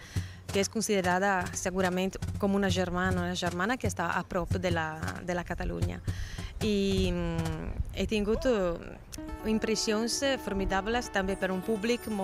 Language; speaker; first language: Catalan; non-native, local second language; Italian